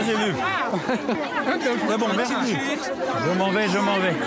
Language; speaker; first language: French; native; French